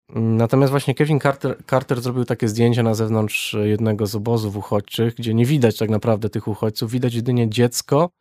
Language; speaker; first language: Polish; native; Polish